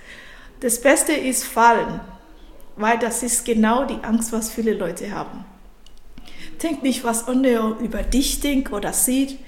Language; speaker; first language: German; non-native, fluent; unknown